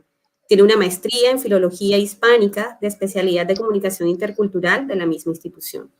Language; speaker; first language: Spanish; native; Spanish